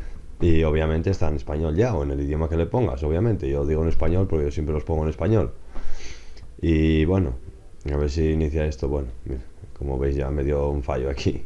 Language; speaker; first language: Spanish; native; Spanish